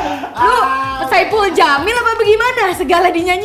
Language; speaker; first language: Indonesian; native; Indonesian